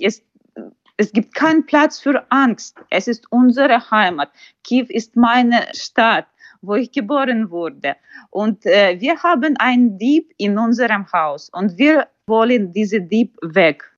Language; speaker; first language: German; non-native, learner; Ukrainian